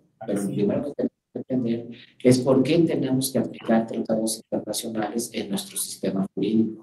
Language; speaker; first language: Spanish; native; Spanish